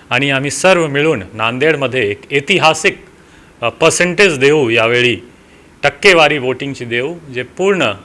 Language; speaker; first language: Marathi; non-native, local second language; Hindi